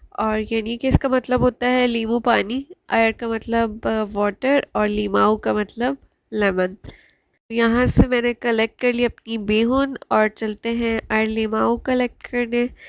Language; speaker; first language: Urdu; native; Urdu